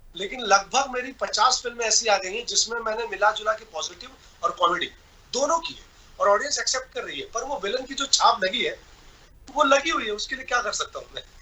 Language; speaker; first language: Hindi; non-native, local second language; Bhojpuri